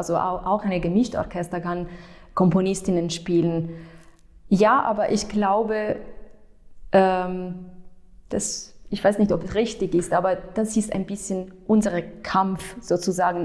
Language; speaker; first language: German; non-native, fluent; Italian